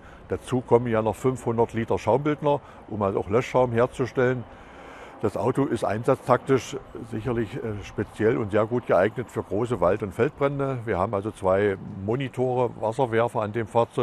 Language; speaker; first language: German; native; German